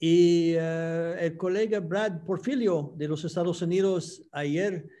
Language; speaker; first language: Spanish; non-native, fluent; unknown